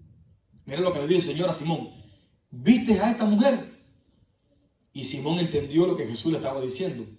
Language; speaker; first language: Spanish; native; Spanish